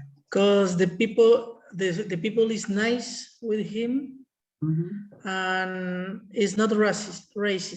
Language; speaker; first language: English; non-native, learner; Spanish